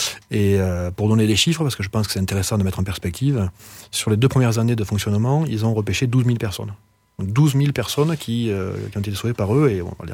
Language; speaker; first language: French; native; French